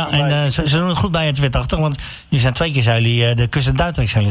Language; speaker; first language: Dutch; native; Dutch